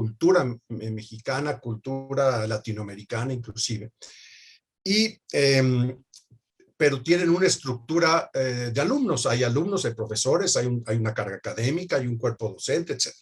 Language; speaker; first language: Spanish; native; Spanish